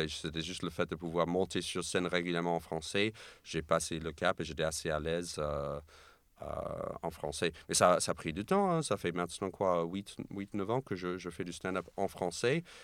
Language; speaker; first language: French; non-native, fluent; English